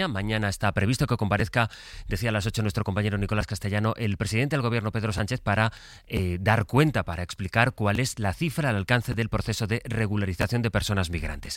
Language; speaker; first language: Spanish; native; Spanish